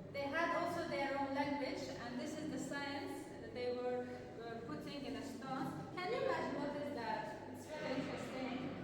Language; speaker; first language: English; non-native, learner; Azerbaijani